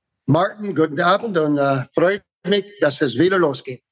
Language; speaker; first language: German; non-native, fluent; English